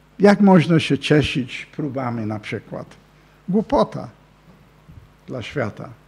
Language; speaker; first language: Polish; non-native, fluent; English